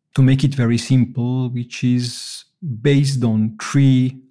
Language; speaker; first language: English; non-native, fluent; Italian